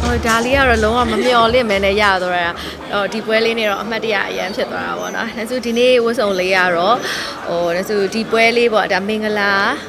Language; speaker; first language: Burmese; native; Burmese